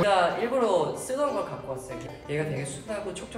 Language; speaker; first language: Korean; native; Korean